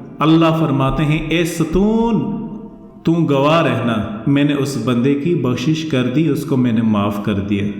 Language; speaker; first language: Urdu; non-native, local second language; Northern Hindko